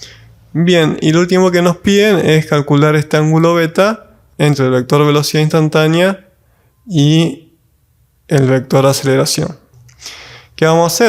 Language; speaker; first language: Spanish; native; Spanish